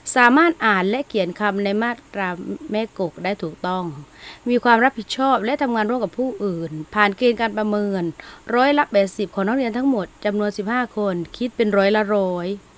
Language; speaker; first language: Thai; non-native, local second language; Malay